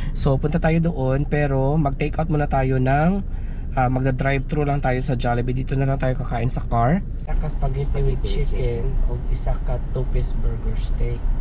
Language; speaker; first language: Filipino; non-native, local second language; Cebuano